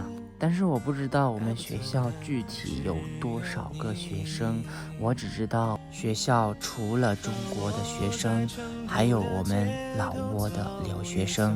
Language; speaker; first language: Chinese; non-native, fluent; Lao